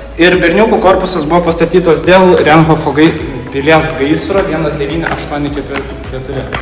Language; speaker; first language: Lithuanian; early bilingual, heritage; Lithuanian